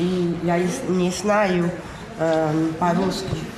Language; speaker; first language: Russian; non-native, learner; Portuguese